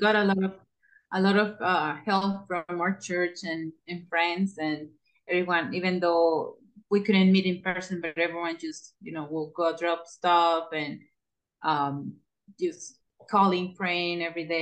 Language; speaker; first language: English; non-native, fluent; Spanish